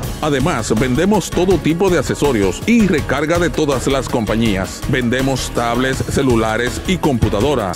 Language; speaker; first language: Spanish; native; Spanish